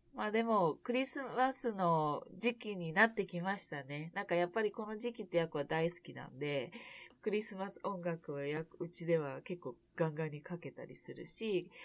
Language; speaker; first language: Japanese; early bilingual, heritage; Japanese